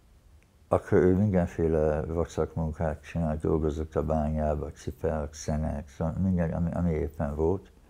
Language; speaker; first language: Hungarian; early bilingual, heritage; Hungarian